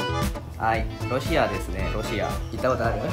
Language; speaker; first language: Japanese; native; Japanese